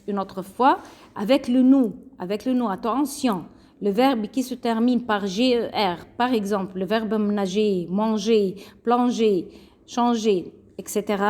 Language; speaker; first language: French; non-native, fluent; Arabic